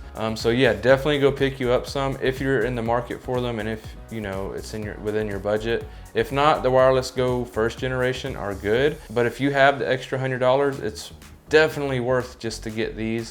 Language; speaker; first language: English; native; English